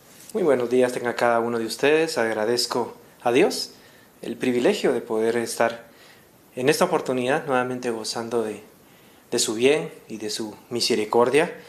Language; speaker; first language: Spanish; native; Spanish